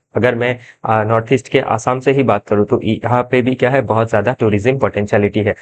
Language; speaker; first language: Hindi; non-native, local second language; Assamese